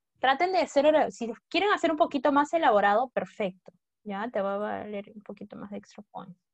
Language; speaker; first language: Spanish; native; Spanish